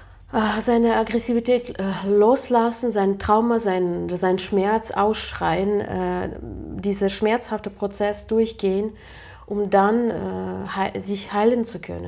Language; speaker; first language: German; non-native, fluent; Russian